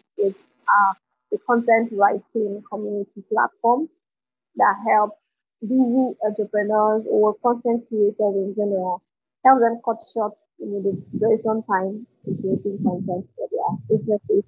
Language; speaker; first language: English; non-native, local second language; Igbo